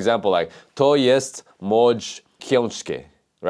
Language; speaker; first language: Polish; non-native, learner; English